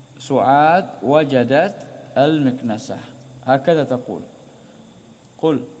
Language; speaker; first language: Arabic; non-native, fluent; Indonesian